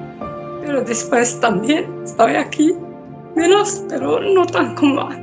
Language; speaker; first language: Spanish; non-native, learner; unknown